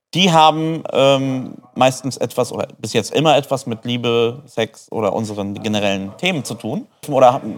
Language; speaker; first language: German; early bilingual, other home language; Polish